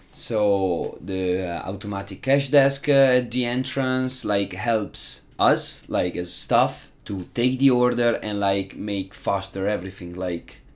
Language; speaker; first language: English; non-native, fluent; Italian